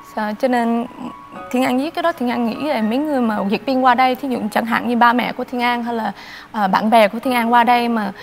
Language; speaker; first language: Vietnamese; early bilingual, other home language; English